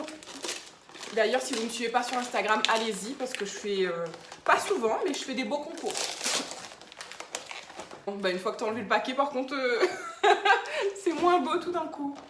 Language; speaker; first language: French; native; French